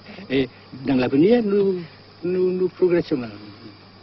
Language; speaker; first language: French; non-native, fluent; Vietnamese